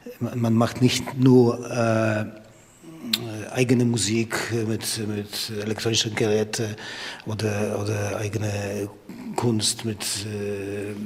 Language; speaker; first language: German; non-native, learner; Polish